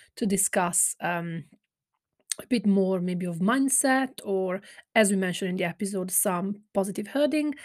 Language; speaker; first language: English; non-native, fluent; Italian